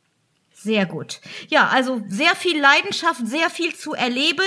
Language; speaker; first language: German; native; German